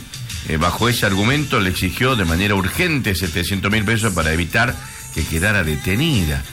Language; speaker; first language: Spanish; native; Spanish